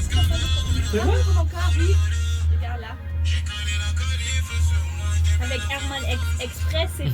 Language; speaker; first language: French; non-native, fluent; German